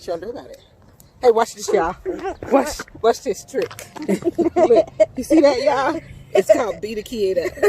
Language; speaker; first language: English; native; English